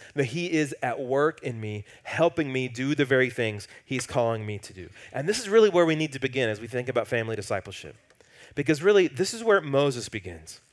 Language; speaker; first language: English; native; English